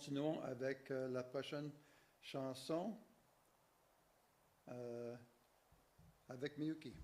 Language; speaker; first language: French; native; French